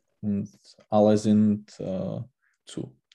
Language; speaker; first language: German; non-native, learner; Czech